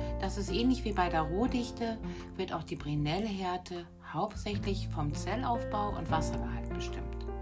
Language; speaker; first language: German; native; German